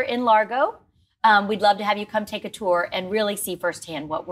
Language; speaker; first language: English; native; English